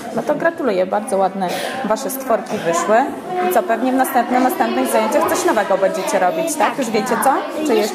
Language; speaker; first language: Polish; native; Polish